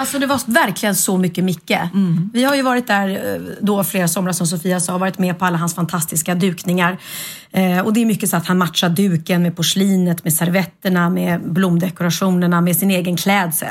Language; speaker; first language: Swedish; native; Swedish